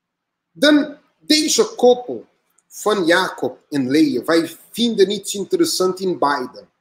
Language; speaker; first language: Dutch; non-native, learner; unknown